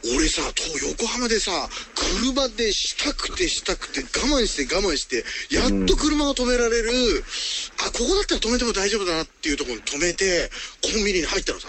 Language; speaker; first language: Japanese; native; Japanese